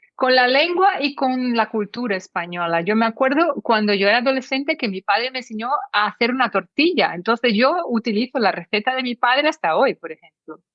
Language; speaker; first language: Spanish; early bilingual, heritage; Portuguese